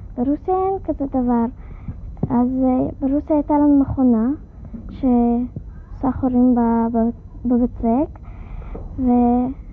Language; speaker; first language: Hebrew; early bilingual, other home language; Russian